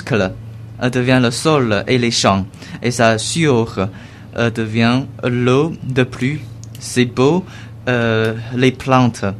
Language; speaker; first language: French; non-native, learner; Chinese